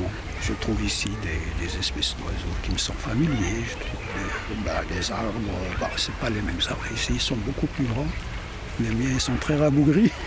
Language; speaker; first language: French; non-native, local second language; Kabyle